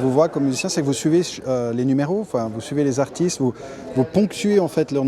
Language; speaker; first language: French; native; French